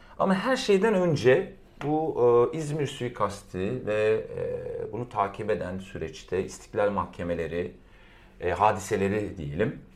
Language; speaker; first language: Turkish; native; Turkish